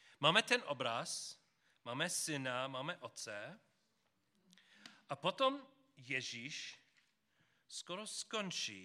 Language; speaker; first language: Czech; non-native, learner; English